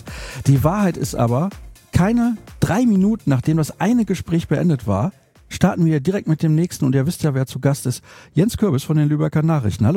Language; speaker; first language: German; native; German